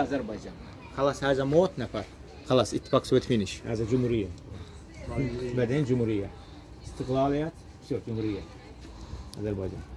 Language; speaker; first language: Arabic; non-native, learner; Azerbaijani